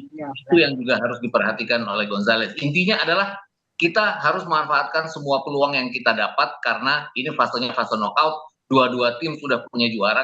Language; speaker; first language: Indonesian; native; Indonesian